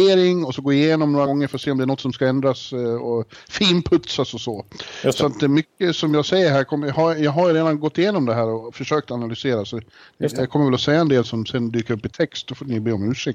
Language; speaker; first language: Swedish; native; Swedish